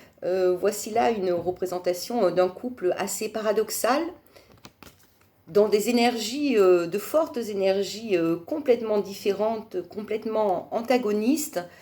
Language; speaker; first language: French; native; French